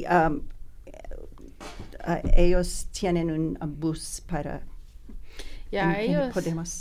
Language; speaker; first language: Spanish; non-native, learner; English